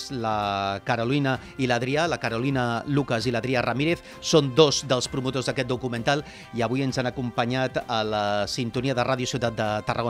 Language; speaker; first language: Catalan; native; Catalan